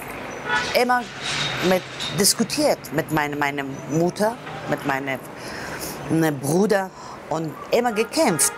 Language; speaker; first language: German; non-native, learner; Persian